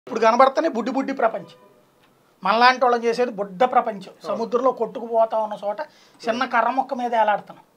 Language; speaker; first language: Telugu; native; Telugu